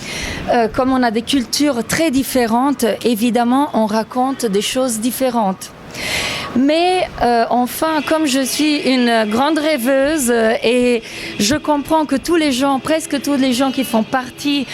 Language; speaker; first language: French; non-native, fluent; Italian